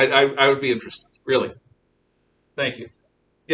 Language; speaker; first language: English; native; English